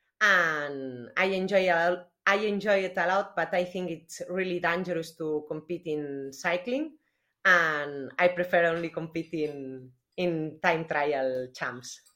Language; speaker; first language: English; non-native, learner; Spanish